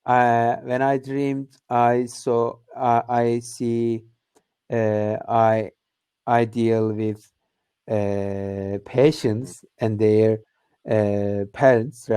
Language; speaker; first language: English; non-native, learner; Turkish